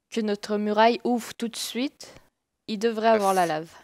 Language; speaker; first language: French; native; French